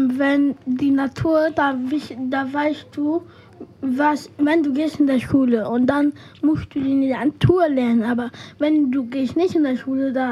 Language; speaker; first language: German; non-native, learner; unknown